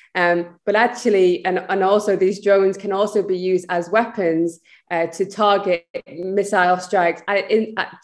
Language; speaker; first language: English; native; English